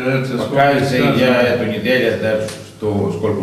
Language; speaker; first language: Russian; non-native, learner; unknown